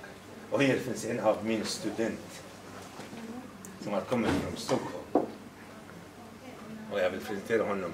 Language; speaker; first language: Swedish; non-native, fluent; Arabic